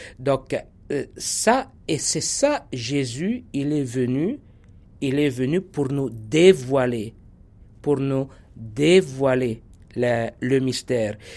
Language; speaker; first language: French; non-native, local second language; Arabic